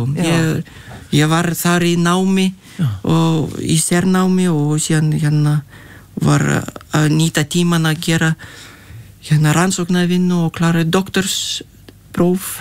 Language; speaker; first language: Icelandic; non-native, fluent; Lithuanian